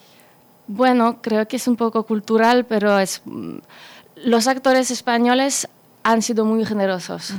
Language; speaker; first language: Spanish; non-native, fluent; French